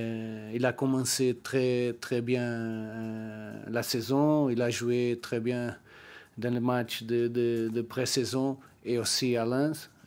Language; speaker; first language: French; non-native, learner; Portuguese